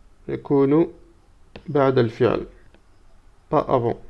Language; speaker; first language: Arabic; non-native, fluent; French